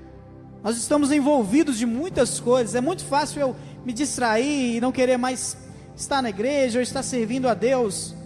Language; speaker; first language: Portuguese; native; Portuguese